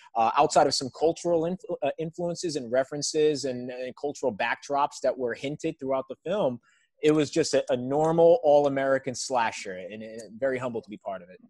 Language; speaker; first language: English; native; English